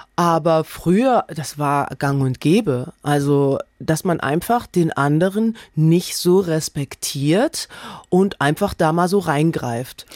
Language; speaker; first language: German; native; German